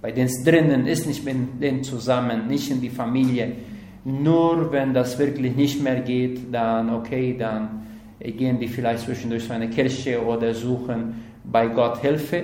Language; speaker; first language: German; non-native, learner; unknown